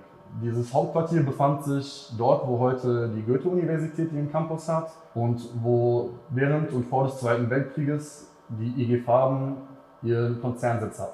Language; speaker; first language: German; native; German